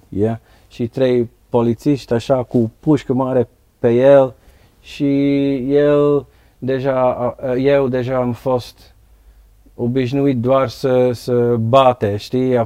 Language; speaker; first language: Romanian; non-native, learner; Dutch